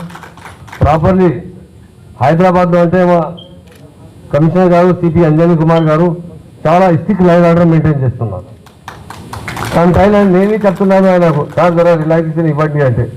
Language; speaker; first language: Telugu; non-native, fluent; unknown